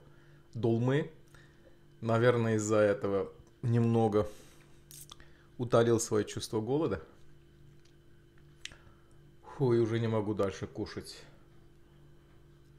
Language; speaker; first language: Russian; non-native, local second language; Azerbaijani